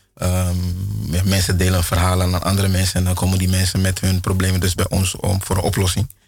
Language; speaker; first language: Dutch; early bilingual, other home language; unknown